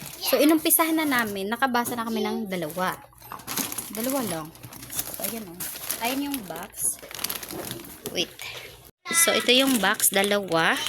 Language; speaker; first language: Filipino; non-native, local second language; Cebuano